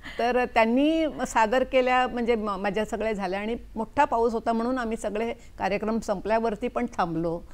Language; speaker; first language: Marathi; non-native, local second language; Kannada